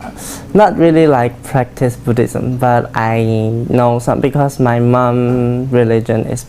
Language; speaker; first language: English; non-native, learner; Chinese